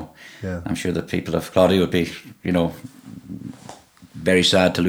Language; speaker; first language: English; native; English